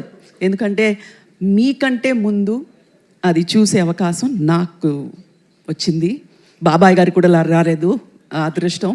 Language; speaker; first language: Telugu; non-native, fluent; Tamil